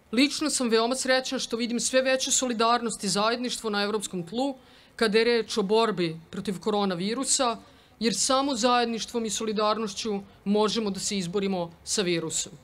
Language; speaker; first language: Bosnian; native; Bosnian